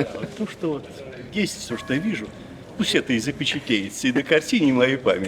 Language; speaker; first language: Russian; native; Russian